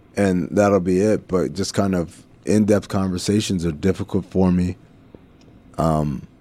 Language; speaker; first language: English; early bilingual, other home language; Arabic